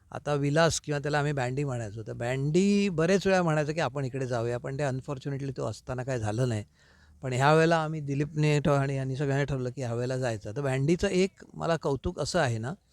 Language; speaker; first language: Marathi; native; Marathi